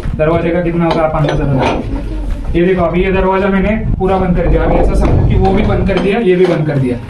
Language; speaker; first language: Hindi; non-native, local second language; Marathi